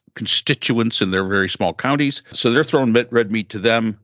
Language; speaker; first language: English; native; English